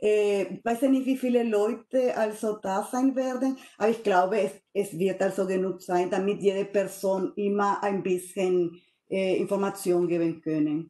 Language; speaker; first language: German; non-native, fluent; Spanish